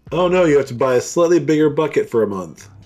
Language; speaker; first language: English; native; English